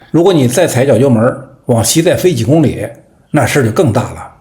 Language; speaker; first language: Chinese; native; Chinese